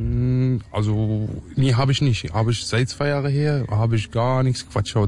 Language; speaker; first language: German; non-native, learner; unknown